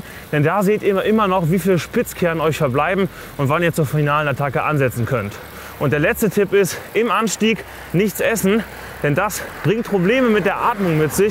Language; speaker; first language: German; native; German